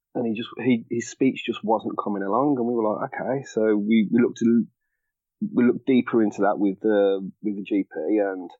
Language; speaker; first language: English; native; English